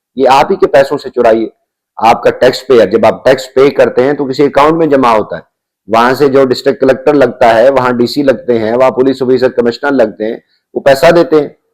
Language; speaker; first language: Urdu; non-native, local second language; Punjabi